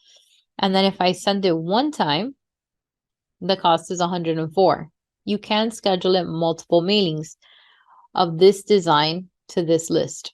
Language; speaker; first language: English; native; English